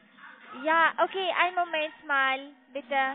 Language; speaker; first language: German; non-native, learner; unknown